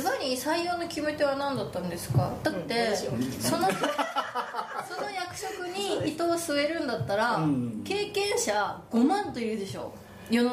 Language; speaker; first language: Japanese; native; Japanese